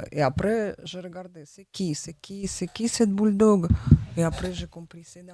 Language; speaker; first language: French; non-native, learner; Russian